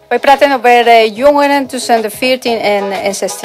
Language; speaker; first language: Dutch; non-native, fluent; Spanish